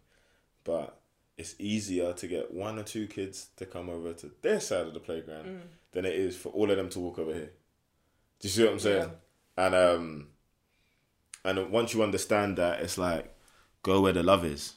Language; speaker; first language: English; native; English